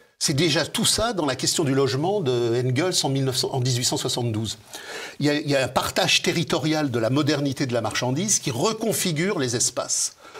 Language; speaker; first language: French; native; French